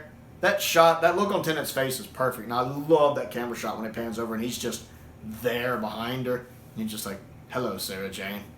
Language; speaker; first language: English; native; English